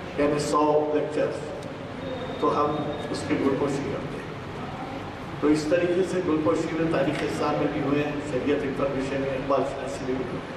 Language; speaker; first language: Urdu; native; Urdu